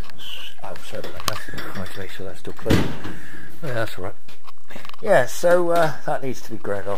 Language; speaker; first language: English; native; English